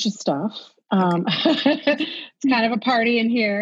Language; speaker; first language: English; native; English